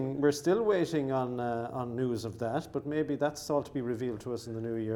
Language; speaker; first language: English; native; English